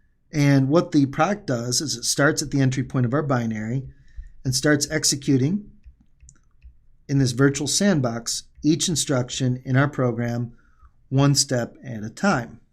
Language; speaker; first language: English; native; English